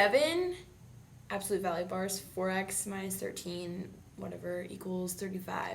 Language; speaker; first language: English; native; English